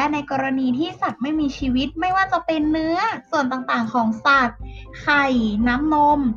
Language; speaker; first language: Thai; native; Thai